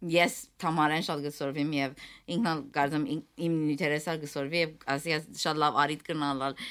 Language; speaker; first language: Armenian; early bilingual, heritage; Armenian